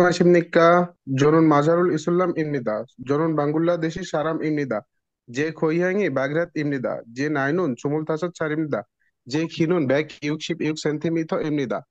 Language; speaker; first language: Korean; non-native, learner; Bangla